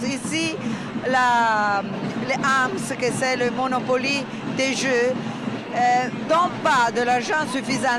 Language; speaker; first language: French; non-native, learner; Italian